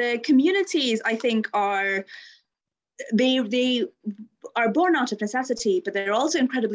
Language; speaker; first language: English; non-native, local second language; Bangla